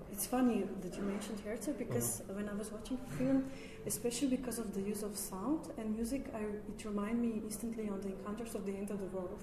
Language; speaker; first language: English; non-native, fluent; Slovenian